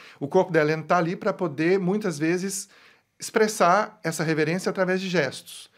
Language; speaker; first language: Portuguese; native; Portuguese